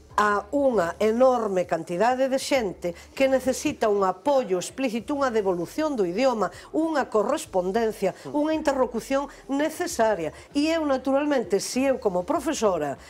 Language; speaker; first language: Galician; non-native, local second language; Spanish